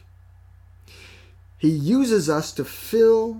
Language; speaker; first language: English; non-native, fluent; French